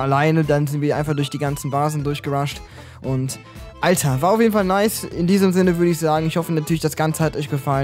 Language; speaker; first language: German; native; German